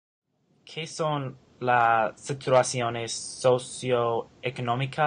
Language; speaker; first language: Spanish; non-native, learner; English